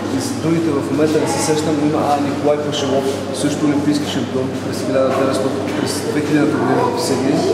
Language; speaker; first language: Bulgarian; native; Bulgarian